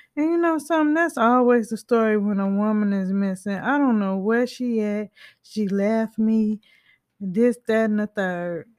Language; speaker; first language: English; native; English